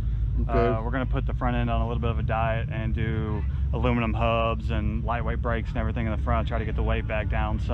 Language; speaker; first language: English; native; English